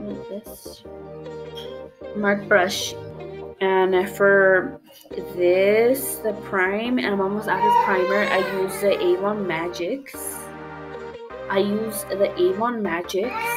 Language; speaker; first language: English; early bilingual, other home language; Spanish